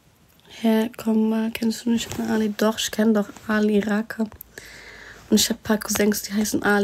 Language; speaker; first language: German; early bilingual, other home language; Arabic